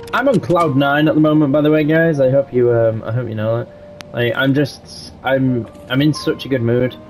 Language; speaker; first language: English; native; English